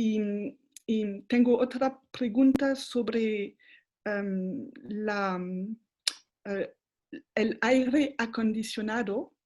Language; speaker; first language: Spanish; non-native, fluent; French